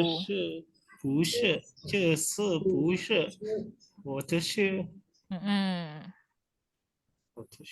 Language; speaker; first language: Chinese; non-native, learner; Indonesian